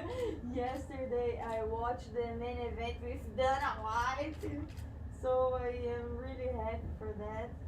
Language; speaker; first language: English; non-native, learner; Portuguese